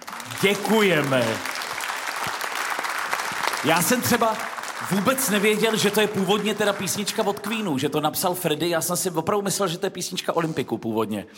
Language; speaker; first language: Czech; native; Czech